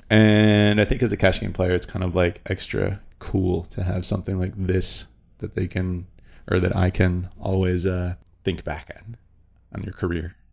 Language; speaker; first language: English; native; English